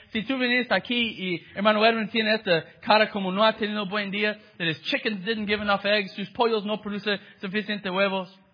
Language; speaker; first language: Spanish; non-native, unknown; English